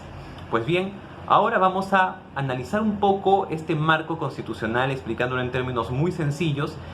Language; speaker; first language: Spanish; native; Spanish